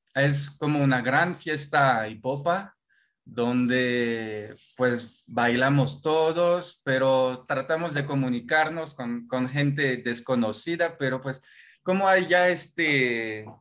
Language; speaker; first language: Spanish; non-native, fluent; French